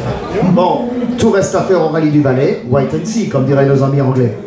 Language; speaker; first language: French; native; French